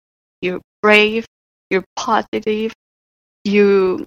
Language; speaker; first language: English; non-native, fluent; Spanish